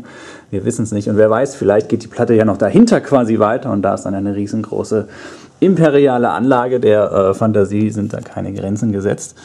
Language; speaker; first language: German; native; German